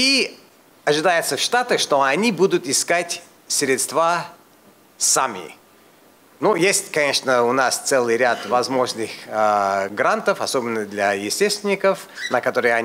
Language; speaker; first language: Russian; non-native, fluent; English